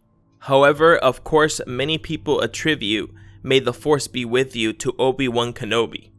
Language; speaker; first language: English; native; English